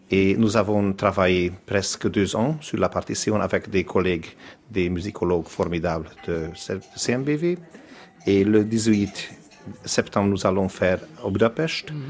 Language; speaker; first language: French; non-native, learner; Hungarian